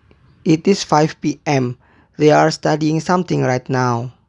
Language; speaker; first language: English; non-native, fluent; Indonesian